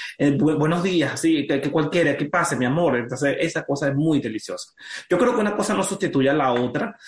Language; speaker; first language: Spanish; native; Spanish